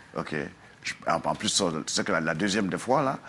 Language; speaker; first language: French; non-native, local second language; Dyula